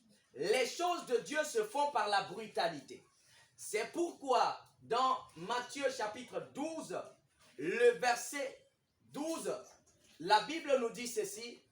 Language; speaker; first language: French; non-native, local second language; Lingala